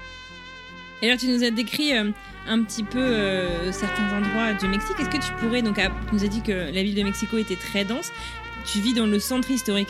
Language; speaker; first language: French; native; French